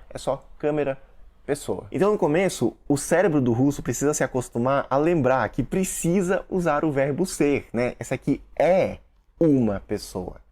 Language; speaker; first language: Portuguese; early bilingual, other home language; Russian